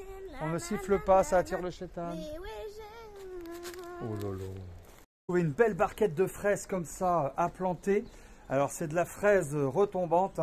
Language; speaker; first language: French; native; French